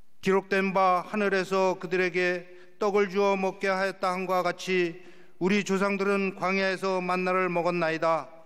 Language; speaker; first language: Korean; native; Korean